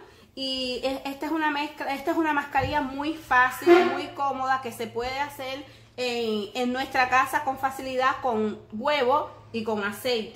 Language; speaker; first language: Spanish; native; Spanish